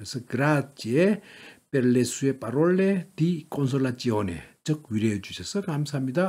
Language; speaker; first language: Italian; non-native, learner; Korean